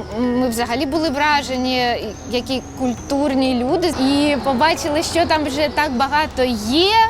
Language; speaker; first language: Ukrainian; non-native, local second language; Russian